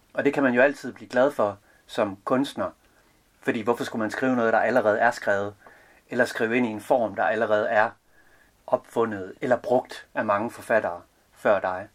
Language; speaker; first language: Danish; early bilingual, other home language; Serbian